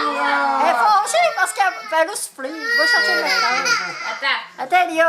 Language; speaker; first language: French; native; French